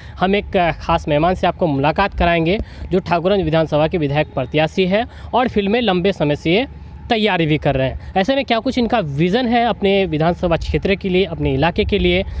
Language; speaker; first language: Hindi; native; Hindi